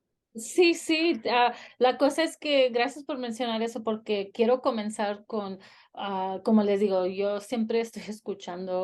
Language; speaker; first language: Spanish; early bilingual, heritage; Spanish